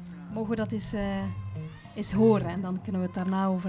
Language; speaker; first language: Dutch; native; Dutch